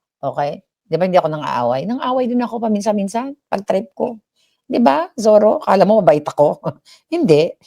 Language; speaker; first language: Filipino; non-native, local second language; Hiligaynon